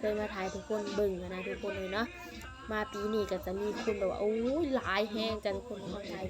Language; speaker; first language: Thai; non-native, local second language; Lao